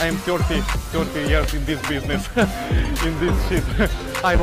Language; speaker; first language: English; non-native, learner; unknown